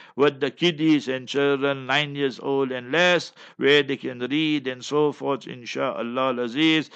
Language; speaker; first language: English; native; English